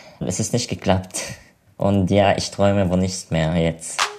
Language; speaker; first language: German; non-native, learner; Arabic